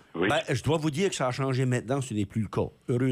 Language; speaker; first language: French; native; French